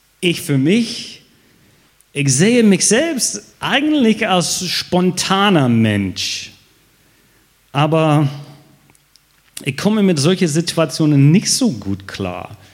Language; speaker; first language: German; non-native, fluent; English